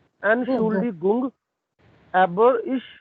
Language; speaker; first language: German; non-native, learner; Hindi